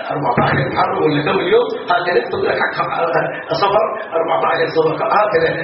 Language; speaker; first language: Arabic; native; Arabic